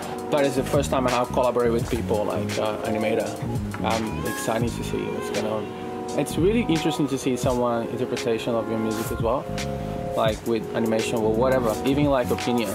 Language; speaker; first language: English; non-native, fluent; Portuguese